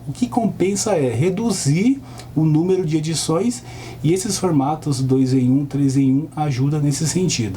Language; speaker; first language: Portuguese; native; Portuguese